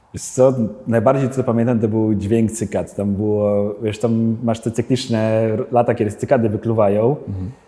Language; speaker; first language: Polish; native; Polish